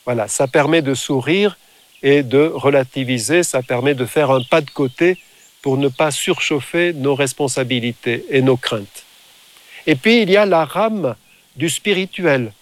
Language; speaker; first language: French; native; French